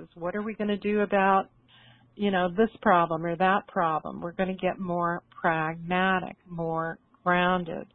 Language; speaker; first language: English; native; English